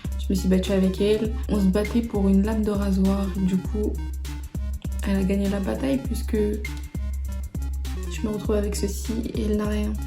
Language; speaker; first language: French; early bilingual, other home language; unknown